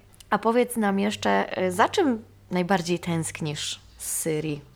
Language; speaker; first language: Polish; native; Polish